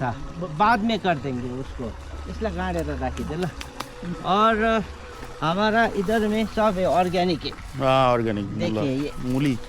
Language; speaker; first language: Hindi; non-native, local second language; Nepali